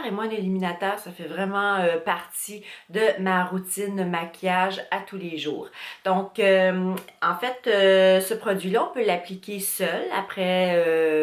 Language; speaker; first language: French; native; French